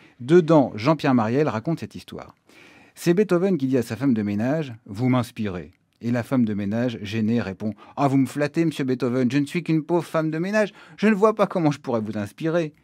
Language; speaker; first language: French; native; French